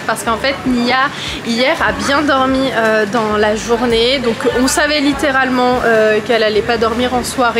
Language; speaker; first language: French; native; French